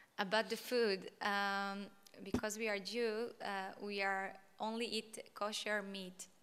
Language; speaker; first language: English; non-native, learner; Hebrew